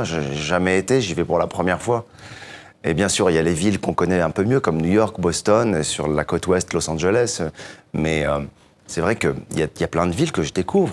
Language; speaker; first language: French; native; French